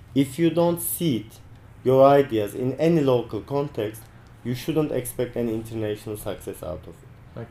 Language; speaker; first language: English; non-native, fluent; Turkish